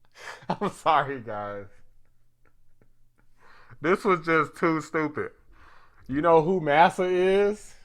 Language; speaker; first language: English; native; English